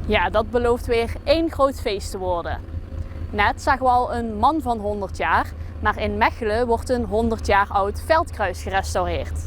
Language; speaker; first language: Dutch; native; Dutch